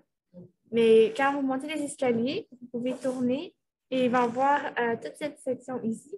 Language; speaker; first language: French; native; French